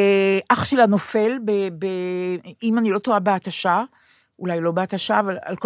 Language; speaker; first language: Hebrew; native; Hebrew